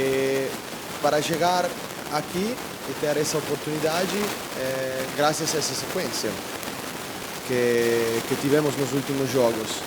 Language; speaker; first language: Portuguese; non-native, fluent; Italian